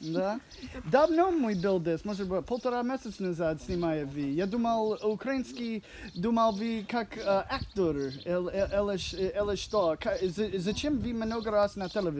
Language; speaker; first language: Russian; non-native, learner; English